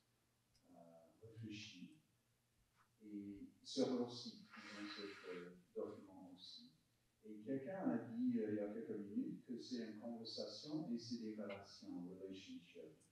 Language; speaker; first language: French; non-native, learner; English